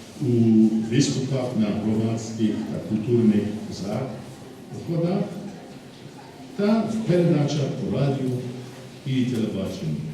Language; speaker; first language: Ukrainian; non-native, fluent; English